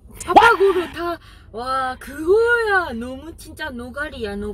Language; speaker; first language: Korean; non-native, learner; Japanese